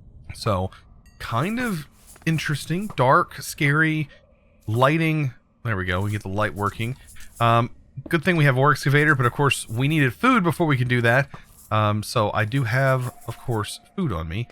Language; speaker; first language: English; native; English